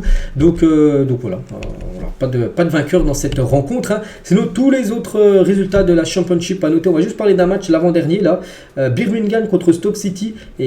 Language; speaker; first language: French; native; French